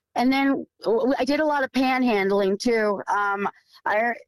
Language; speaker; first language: English; native; English